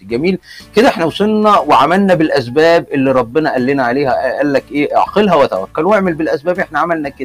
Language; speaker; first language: Arabic; native; Arabic